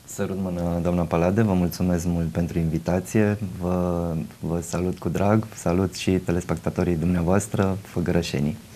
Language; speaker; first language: Romanian; native; Romanian